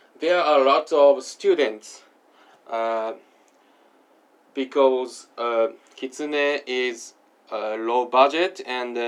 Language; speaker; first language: English; non-native, learner; Japanese